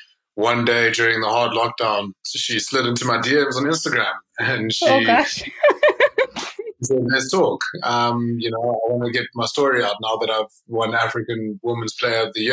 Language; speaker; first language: English; native; English